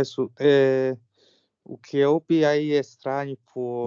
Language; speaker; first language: Portuguese; non-native, learner; Spanish